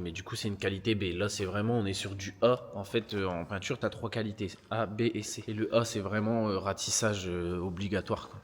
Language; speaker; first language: French; native; French